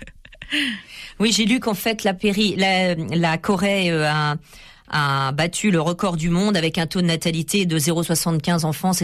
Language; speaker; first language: French; native; French